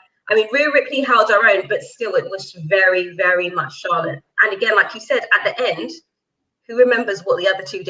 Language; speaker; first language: English; native; English